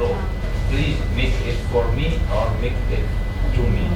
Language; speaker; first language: English; non-native, learner; Arabic